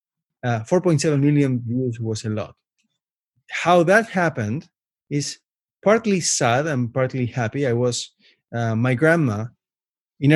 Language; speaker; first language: English; non-native, fluent; Spanish